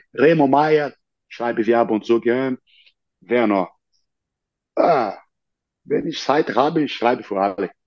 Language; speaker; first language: German; non-native, learner; Portuguese